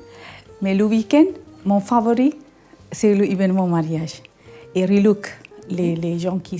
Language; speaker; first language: French; non-native, learner; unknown